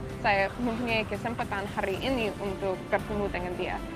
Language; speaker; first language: Indonesian; non-native, learner; English